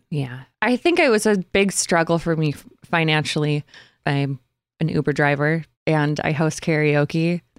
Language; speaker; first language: English; native; English